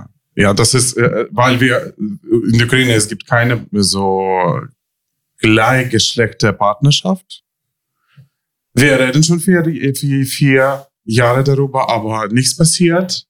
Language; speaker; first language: German; non-native, learner; Ukrainian